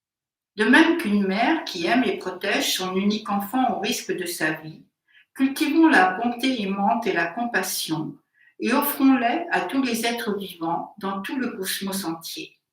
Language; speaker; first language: French; native; French